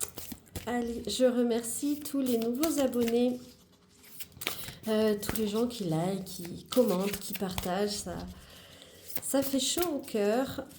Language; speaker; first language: French; native; French